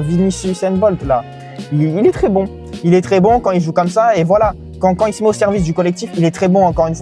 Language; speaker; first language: French; native; French